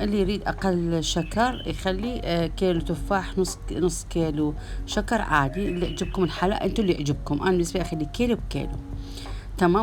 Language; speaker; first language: Arabic; native; Arabic